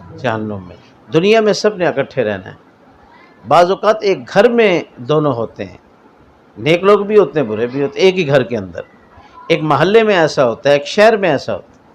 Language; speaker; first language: Urdu; non-native, local second language; Punjabi